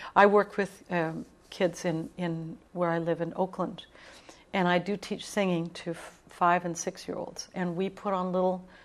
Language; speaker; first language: English; native; English